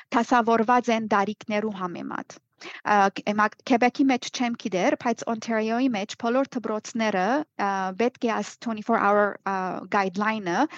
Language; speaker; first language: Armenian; early bilingual, heritage; Armenian